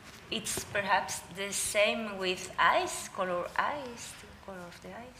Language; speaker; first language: English; non-native, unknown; Spanish